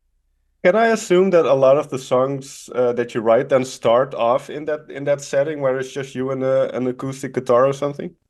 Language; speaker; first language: English; non-native, fluent; Dutch